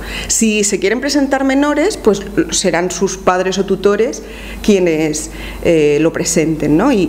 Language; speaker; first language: Spanish; native; Spanish